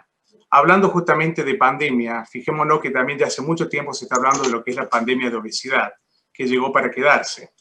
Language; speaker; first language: Spanish; native; Spanish